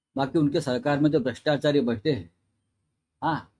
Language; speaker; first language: Hindi; non-native, local second language; Marathi